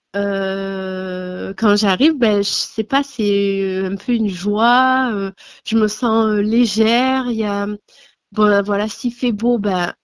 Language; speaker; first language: French; native; French